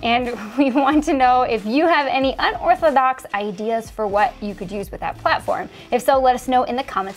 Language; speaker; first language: English; native; English